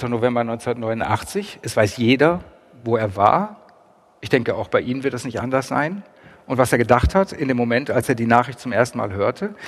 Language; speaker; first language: German; native; German